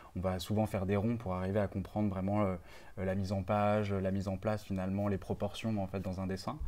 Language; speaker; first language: French; native; French